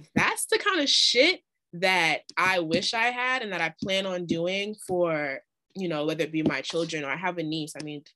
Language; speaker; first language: English; native; English